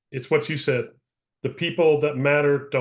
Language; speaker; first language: English; native; English